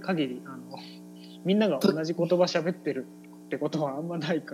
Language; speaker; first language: Japanese; native; Japanese